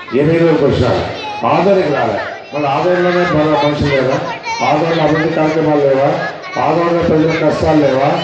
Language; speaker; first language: Telugu; native; Telugu